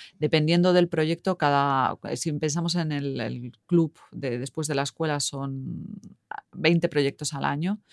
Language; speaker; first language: Spanish; native; Spanish